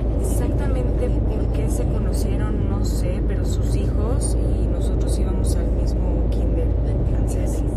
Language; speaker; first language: Spanish; early bilingual, other home language; French